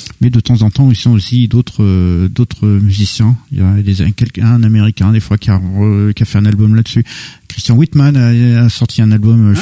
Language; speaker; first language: French; native; French